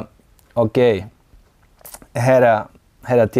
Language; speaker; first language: Finnish; non-native, learner; Portuguese